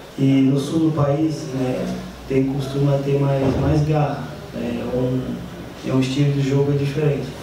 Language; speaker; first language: Portuguese; non-native, fluent; French